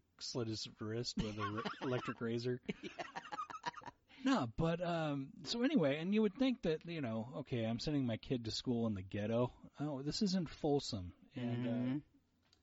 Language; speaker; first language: English; early bilingual, other home language; Portuguese